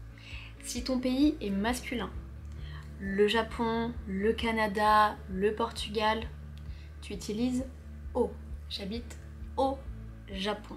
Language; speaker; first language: French; native; French